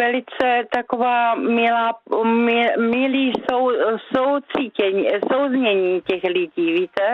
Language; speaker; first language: Czech; native; Czech